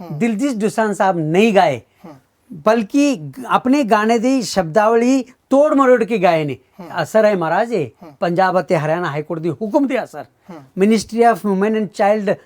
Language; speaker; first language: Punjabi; non-native, fluent; Marathi